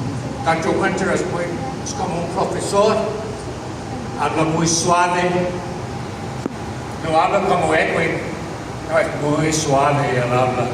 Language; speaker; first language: Spanish; non-native, fluent; English